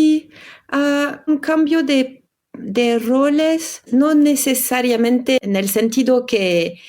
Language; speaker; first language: Spanish; non-native, fluent; French